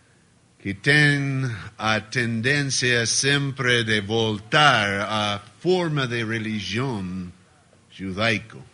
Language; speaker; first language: Spanish; non-native, learner; Portuguese